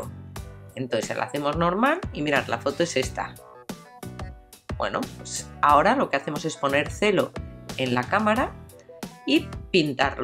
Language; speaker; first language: Spanish; native; Spanish